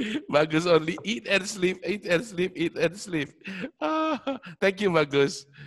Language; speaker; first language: English; non-native, fluent; Indonesian